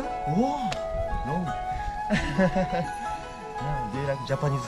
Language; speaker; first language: English; non-native, learner; Japanese